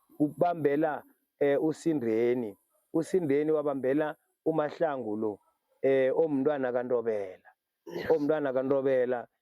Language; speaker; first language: Zulu; non-native, local second language; South Ndebele